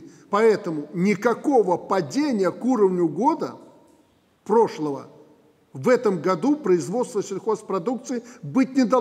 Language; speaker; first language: Russian; native; Russian